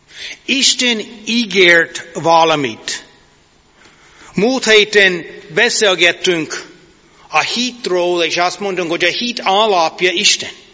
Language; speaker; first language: Hungarian; non-native, fluent; English